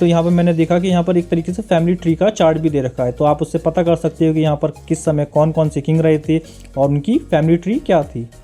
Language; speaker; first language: Hindi; native; Hindi